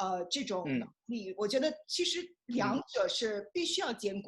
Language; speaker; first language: Chinese; native; Chinese